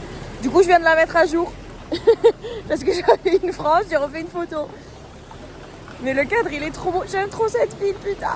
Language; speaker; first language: French; native; French